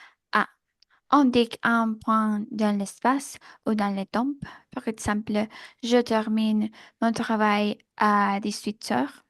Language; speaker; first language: French; non-native, learner; Spanish